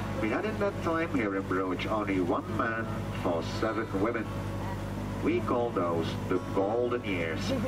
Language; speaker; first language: English; non-native, fluent; Dutch